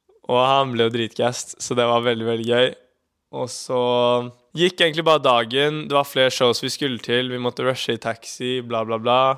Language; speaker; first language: Norwegian; native; Norwegian